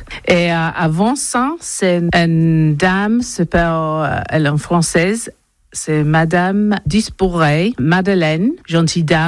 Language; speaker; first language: French; non-native, learner; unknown